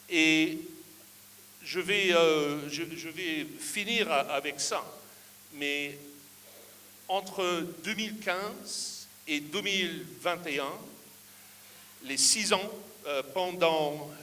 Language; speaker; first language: French; non-native, fluent; English